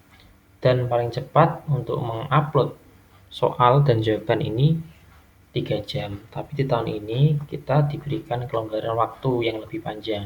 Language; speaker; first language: Indonesian; native; Indonesian